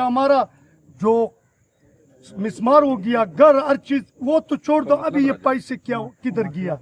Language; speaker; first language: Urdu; non-native, local second language; Pashto